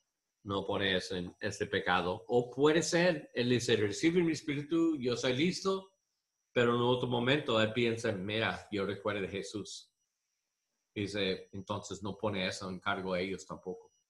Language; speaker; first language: Spanish; non-native, learner; English